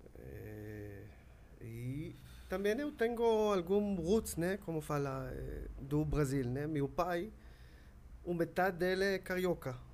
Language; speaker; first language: Portuguese; non-native, learner; Hebrew